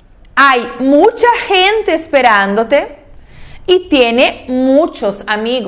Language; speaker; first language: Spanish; non-native, fluent; Portuguese